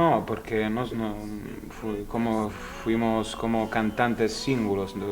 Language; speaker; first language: Spanish; non-native, learner; Italian